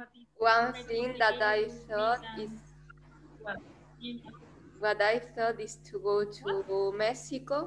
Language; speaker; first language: English; non-native, fluent; Spanish